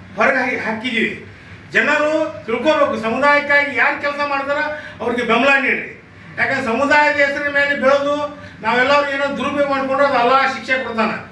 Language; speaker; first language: Kannada; non-native, local second language; Urdu